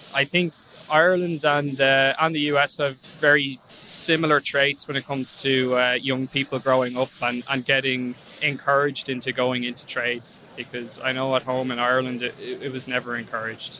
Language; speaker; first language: English; native; English